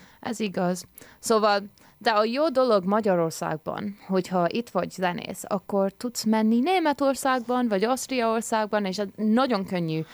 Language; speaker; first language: Hungarian; early bilingual, heritage; English